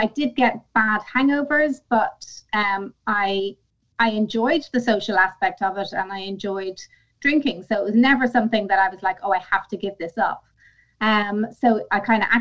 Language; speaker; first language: English; native; English